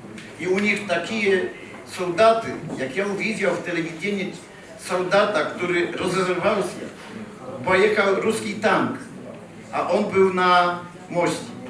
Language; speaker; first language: Russian; non-native, learner; Polish